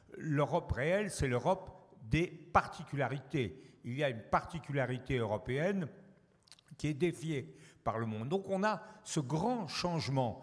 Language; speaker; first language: French; native; French